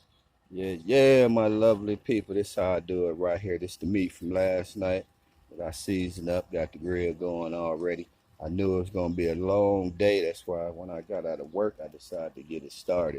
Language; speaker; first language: English; native; English